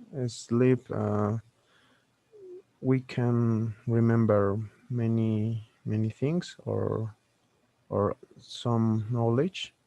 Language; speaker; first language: English; non-native, learner; Spanish